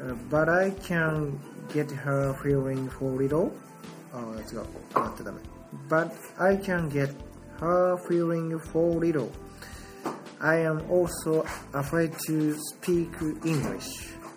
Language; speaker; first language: English; non-native, learner; Japanese